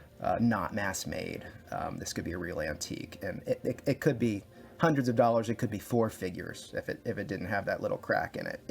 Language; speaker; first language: English; native; English